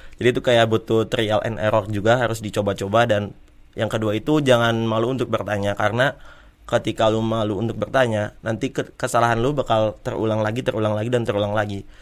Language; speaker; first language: Indonesian; native; Indonesian